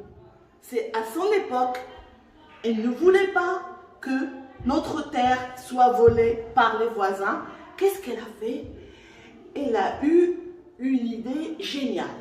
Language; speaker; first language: French; non-native, local second language; Arabic